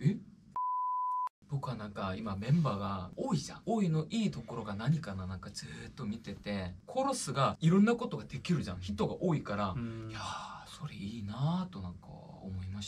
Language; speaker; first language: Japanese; non-native, learner; Korean